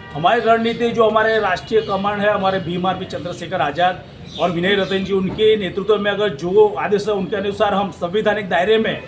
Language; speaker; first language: Hindi; non-native, local second language; Gujarati